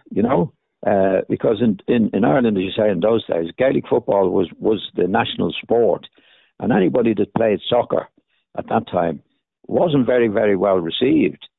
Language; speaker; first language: English; native; English